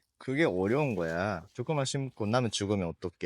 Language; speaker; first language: Korean; non-native, learner; Japanese